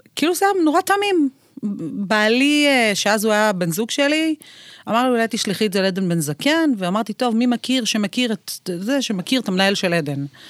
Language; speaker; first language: Hebrew; native; Hebrew